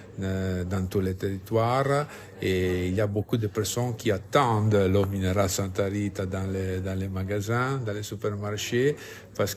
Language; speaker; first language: French; non-native, fluent; Italian